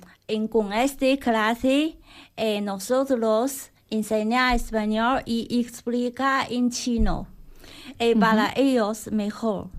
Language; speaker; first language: Spanish; non-native, learner; Chinese